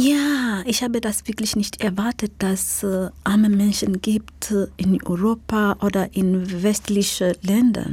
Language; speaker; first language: German; non-native, learner; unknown